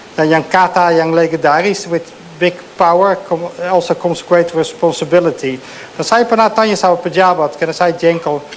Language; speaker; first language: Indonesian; non-native, fluent; Dutch